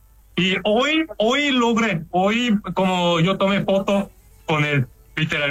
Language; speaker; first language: Spanish; non-native, fluent; Korean